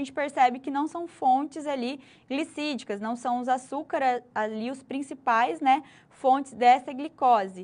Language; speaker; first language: Portuguese; native; Portuguese